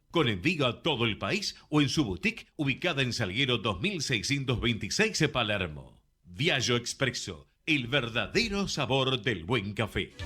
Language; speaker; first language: Spanish; native; Spanish